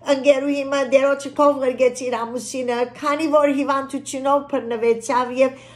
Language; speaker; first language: Armenian; early bilingual, heritage; Armenian